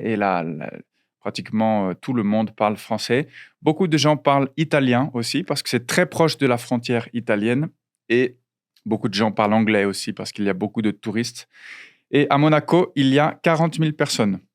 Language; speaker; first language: French; non-native, fluent; Portuguese